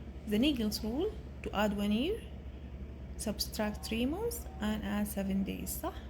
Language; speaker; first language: English; non-native, local second language; Arabic